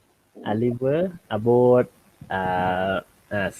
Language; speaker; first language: English; non-native, learner; Thai